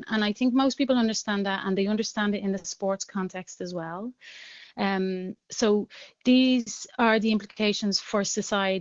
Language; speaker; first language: English; native; English